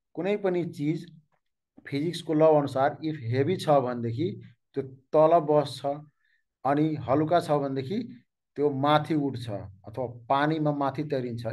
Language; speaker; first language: Nepali; non-native, local second language; Maithili